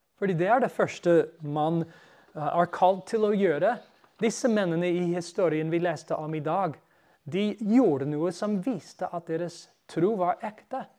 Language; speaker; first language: Norwegian; non-native, fluent; English